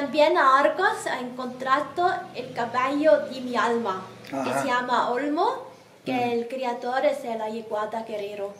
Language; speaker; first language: Spanish; non-native, learner; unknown